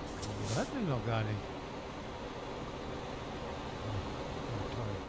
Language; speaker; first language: German; native; German